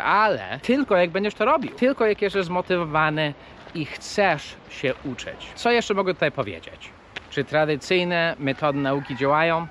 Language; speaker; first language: Polish; early bilingual, heritage; Polish